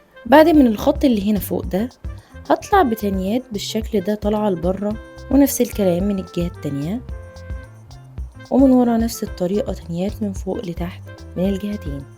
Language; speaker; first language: Arabic; native; Arabic